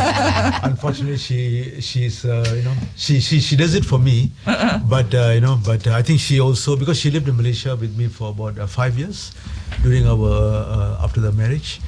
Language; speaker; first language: English; non-native, local second language; Tamil